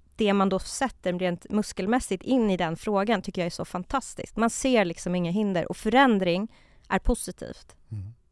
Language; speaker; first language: Swedish; early bilingual, other home language; Kurdish